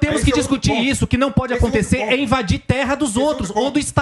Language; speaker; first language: Portuguese; native; Portuguese